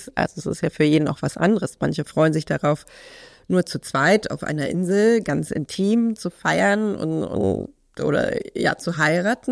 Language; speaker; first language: German; native; German